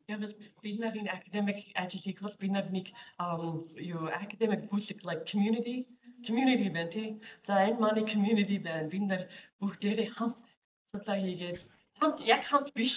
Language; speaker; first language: Mongolian; non-native, fluent; English